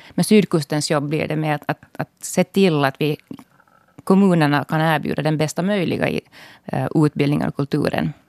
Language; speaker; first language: Swedish; native; Swedish